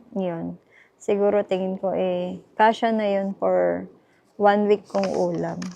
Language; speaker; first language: Filipino; native; Filipino